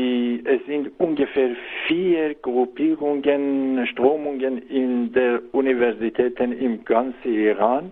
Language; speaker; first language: German; non-native, learner; Persian